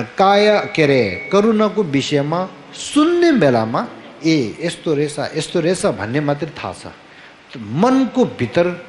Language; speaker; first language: Nepali; non-native, fluent; Tibetan